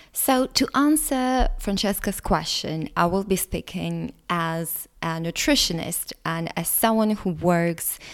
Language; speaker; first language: English; non-native, fluent; Latvian